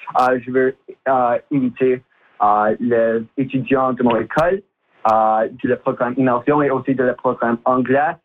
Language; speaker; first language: French; non-native, local second language; English